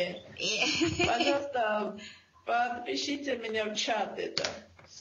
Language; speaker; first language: Russian; non-native, fluent; Georgian